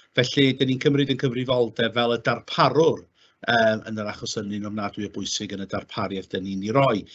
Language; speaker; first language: Welsh; native; Welsh